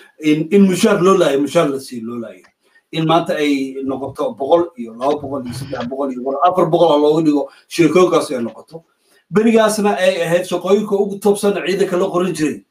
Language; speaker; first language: Somali; native; Somali